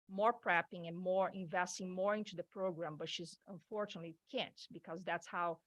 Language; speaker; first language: English; non-native, fluent; Portuguese